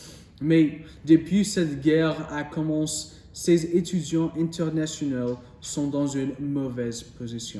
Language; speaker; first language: French; non-native, learner; English